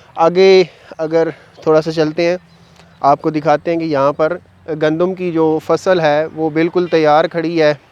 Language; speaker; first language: Urdu; non-native, local second language; Punjabi